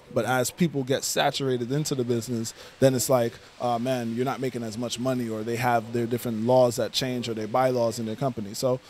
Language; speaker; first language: English; native; English